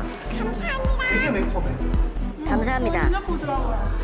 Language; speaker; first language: Korean; non-native, learner; Khmer